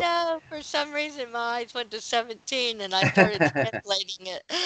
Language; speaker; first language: English; native; English